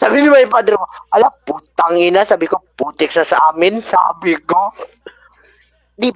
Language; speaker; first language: Filipino; non-native, learner; Indonesian